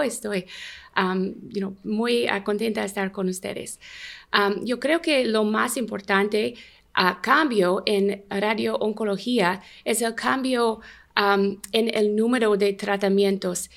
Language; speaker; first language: Spanish; non-native, learner; English